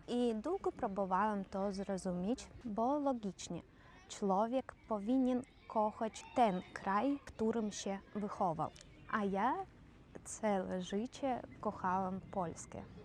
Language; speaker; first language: Polish; non-native, fluent; Russian